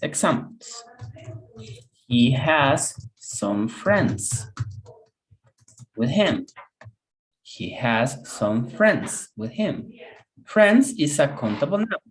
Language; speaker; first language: English; non-native, fluent; Spanish